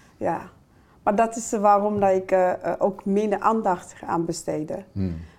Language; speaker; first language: Dutch; non-native, fluent; Chinese